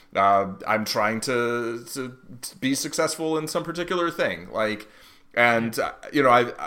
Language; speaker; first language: English; native; English